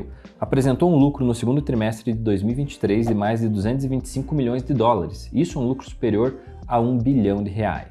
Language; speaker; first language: Portuguese; native; Portuguese